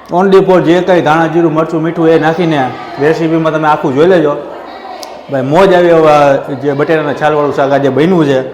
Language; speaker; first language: Gujarati; native; Gujarati